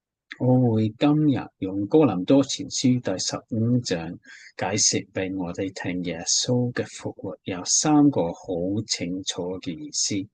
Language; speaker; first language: Cantonese; non-native, fluent; English